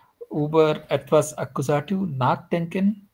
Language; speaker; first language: German; non-native, learner; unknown